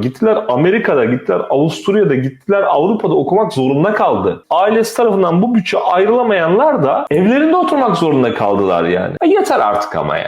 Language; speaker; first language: Turkish; native; Turkish